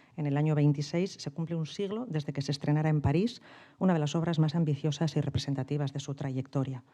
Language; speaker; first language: Spanish; native; Spanish